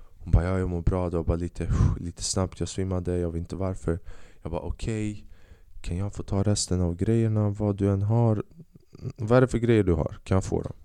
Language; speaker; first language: Swedish; early bilingual, other home language; Albanian